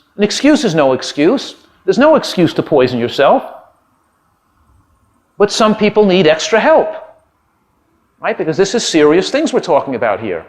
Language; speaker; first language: English; native; English